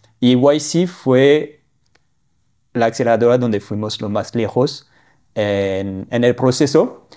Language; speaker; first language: Spanish; non-native, fluent; French